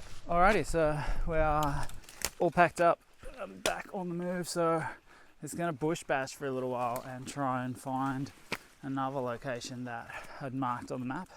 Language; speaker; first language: English; native; English